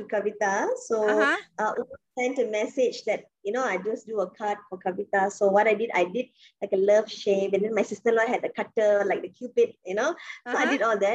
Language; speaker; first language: English; non-native, local second language; Tamil